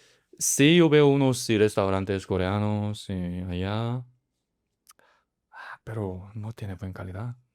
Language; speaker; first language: Spanish; non-native, learner; Korean